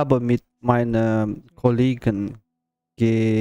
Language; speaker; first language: German; non-native, learner; Russian